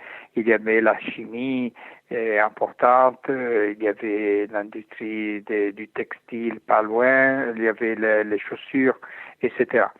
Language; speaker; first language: French; non-native, fluent; Italian